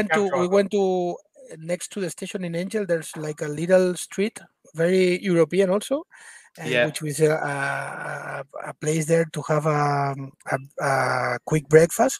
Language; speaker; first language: English; non-native, fluent; Spanish